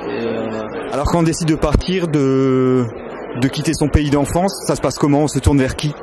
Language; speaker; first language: French; native; French